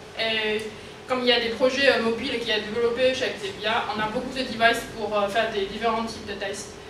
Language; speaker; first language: French; non-native, fluent; Chinese